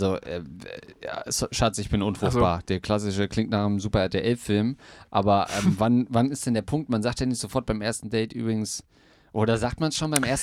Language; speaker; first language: German; native; German